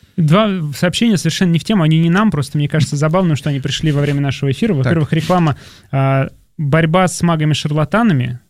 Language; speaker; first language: Russian; native; Russian